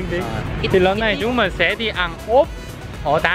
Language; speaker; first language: Vietnamese; non-native, fluent; Korean